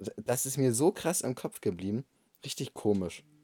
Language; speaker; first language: German; native; German